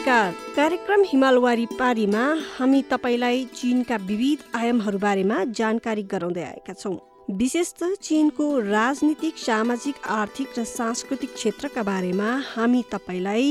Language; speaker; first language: Nepali; native; Nepali